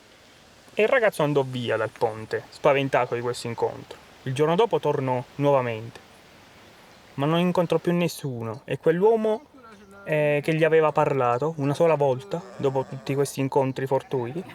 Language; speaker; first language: Italian; native; Italian